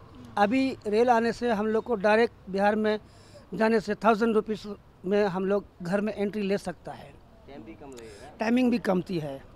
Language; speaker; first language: Hindi; non-native, local second language; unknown